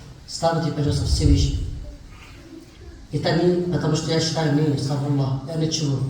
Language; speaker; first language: Russian; non-native, learner; Arabic